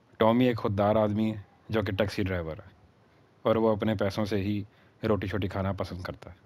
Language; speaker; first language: Urdu; native; Urdu